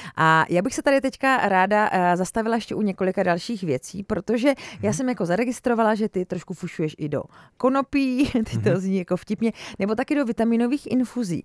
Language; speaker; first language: Czech; native; Czech